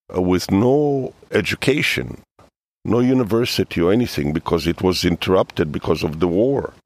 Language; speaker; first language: English; early bilingual, other home language; Hebrew